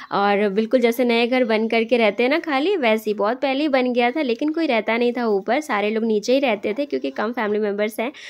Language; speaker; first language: Hindi; native; Hindi